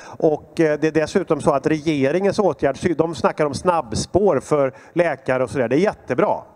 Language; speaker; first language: Swedish; native; Swedish